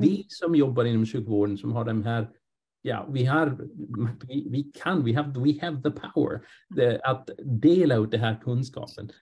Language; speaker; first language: Swedish; non-native, fluent; English